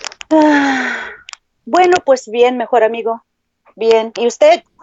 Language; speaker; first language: Spanish; non-native, learner; English